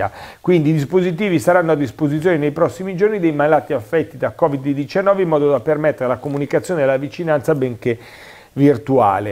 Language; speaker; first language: Italian; native; Italian